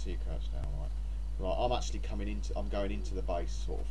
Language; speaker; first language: English; native; English